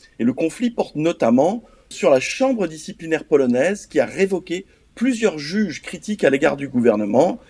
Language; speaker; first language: French; native; French